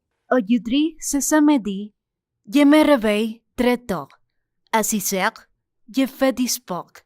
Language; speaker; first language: French; non-native, learner; Spanish